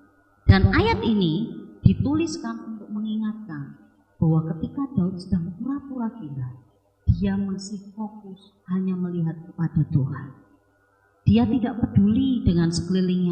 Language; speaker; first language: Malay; non-native, local second language; Javanese